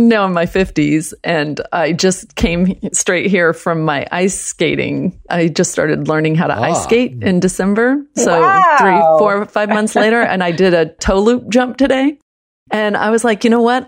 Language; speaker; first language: English; early bilingual, other home language; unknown